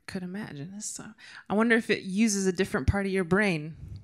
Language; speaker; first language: English; native; English